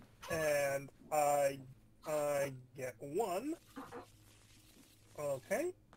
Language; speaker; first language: English; native; English